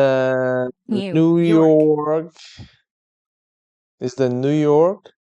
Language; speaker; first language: English; non-native, learner; Korean